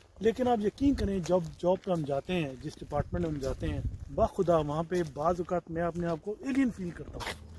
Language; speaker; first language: Urdu; native; Urdu